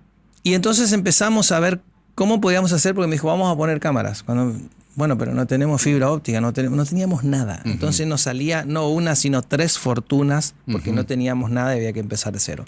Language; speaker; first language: Spanish; native; Spanish